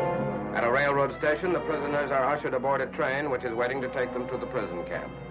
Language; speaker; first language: English; native; English